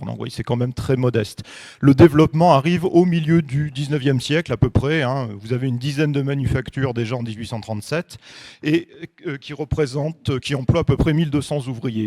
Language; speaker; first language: French; native; French